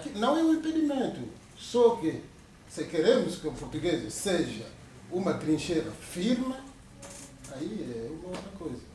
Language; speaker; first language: Portuguese; non-native, fluent; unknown